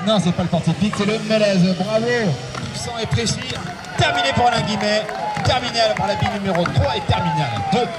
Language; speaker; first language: French; native; French